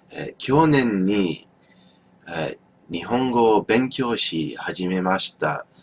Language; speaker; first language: Japanese; non-native, learner; English